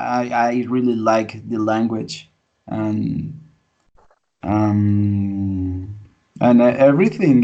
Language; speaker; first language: English; non-native, learner; Spanish